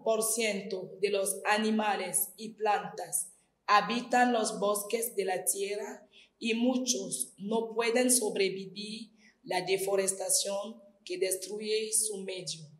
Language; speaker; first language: Spanish; non-native, fluent; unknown